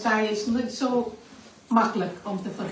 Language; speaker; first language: Dutch; non-native, learner; Indonesian